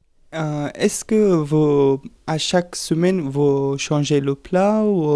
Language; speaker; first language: French; non-native, learner; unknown